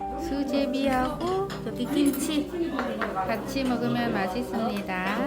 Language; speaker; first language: Korean; non-native, learner; Vietnamese